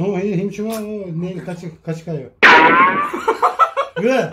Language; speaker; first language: Korean; non-native, learner; Turkish